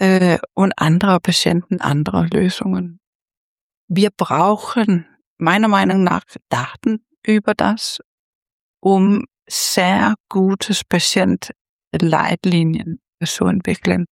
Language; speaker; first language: German; non-native, fluent; Danish